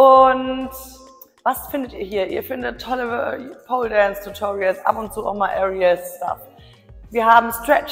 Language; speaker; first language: German; native; German